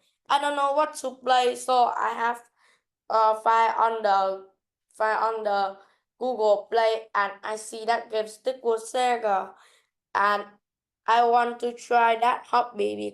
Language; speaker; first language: English; non-native, learner; Vietnamese